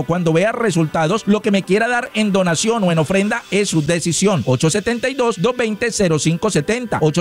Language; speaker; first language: Spanish; native; Spanish